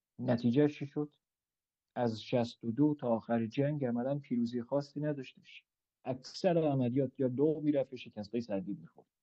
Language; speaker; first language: Persian; native; Persian